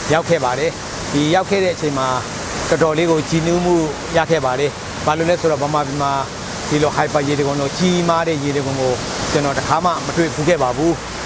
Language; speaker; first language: Burmese; non-native, local second language; Shan